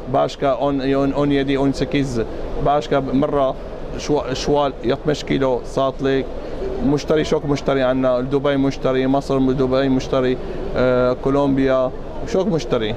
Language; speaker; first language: Turkish; non-native, learner; Arabic